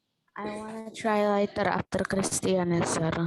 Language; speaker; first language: English; non-native, learner; Indonesian